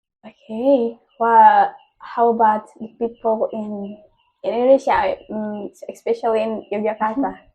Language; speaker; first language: English; non-native, local second language; Indonesian